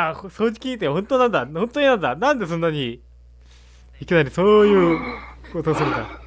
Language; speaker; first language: Japanese; native; Japanese